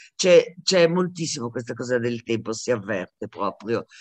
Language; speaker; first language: Italian; non-native, fluent; Hebrew